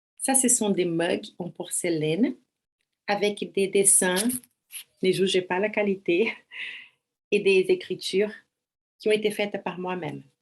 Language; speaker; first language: French; non-native, fluent; Portuguese